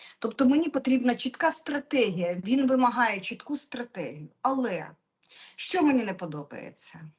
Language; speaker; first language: Ukrainian; non-native, local second language; Russian